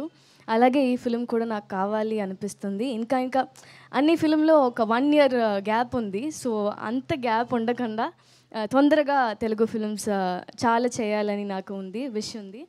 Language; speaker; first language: Telugu; non-native, learner; Tamil